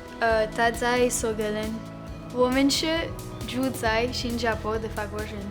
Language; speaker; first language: Chinese; early bilingual, heritage; French